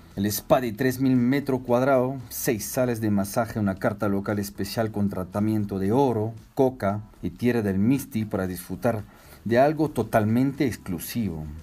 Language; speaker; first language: Spanish; non-native, fluent; French